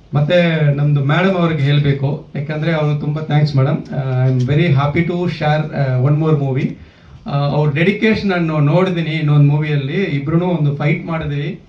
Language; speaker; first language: Kannada; native; Kannada